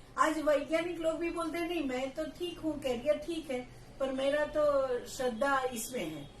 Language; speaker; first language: Hindi; non-native, local second language; Gujarati